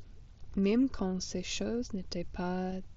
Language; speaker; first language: French; non-native, fluent; English